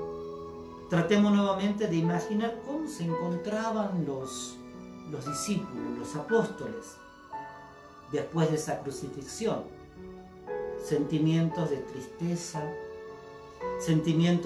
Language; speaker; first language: Spanish; native; Spanish